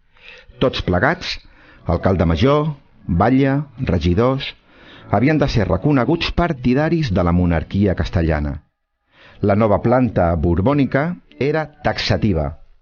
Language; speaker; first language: Catalan; native; Catalan